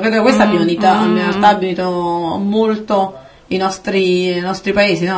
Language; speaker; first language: Italian; native; Italian